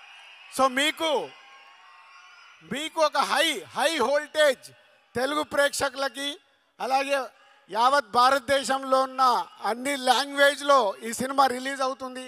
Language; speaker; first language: Telugu; native; Telugu